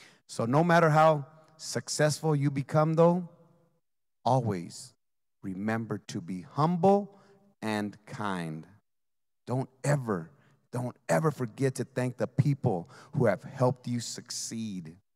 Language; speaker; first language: English; native; English